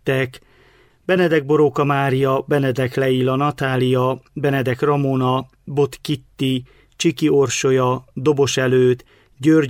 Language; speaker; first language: Hungarian; native; Hungarian